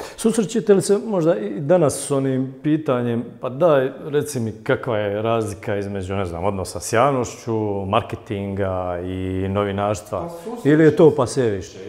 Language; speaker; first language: Croatian; native; Croatian